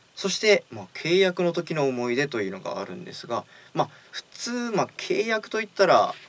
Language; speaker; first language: Japanese; native; Japanese